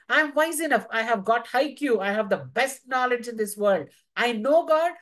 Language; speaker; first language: English; non-native, local second language; Telugu